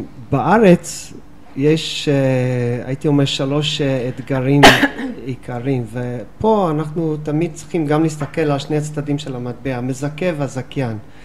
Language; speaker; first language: Hebrew; non-native, fluent; English